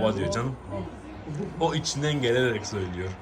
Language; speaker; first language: Turkish; native; Turkish